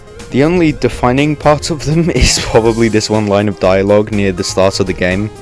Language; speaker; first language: English; native; English